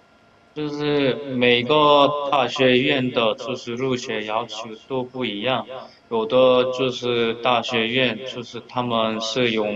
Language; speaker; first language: Chinese; non-native, fluent; Korean